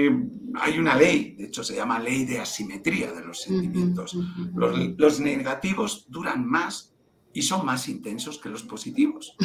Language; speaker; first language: Spanish; native; Spanish